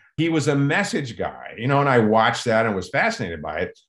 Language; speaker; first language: English; native; English